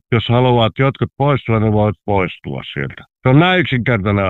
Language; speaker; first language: Finnish; native; Finnish